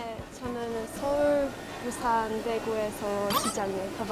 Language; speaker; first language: Korean; non-native, fluent; Czech